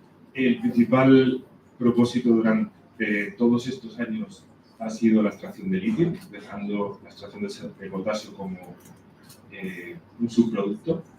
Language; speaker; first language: Spanish; native; Spanish